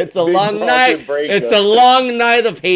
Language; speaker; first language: English; native; English